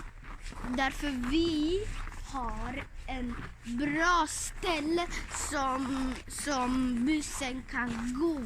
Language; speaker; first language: Swedish; early bilingual, other home language; Somali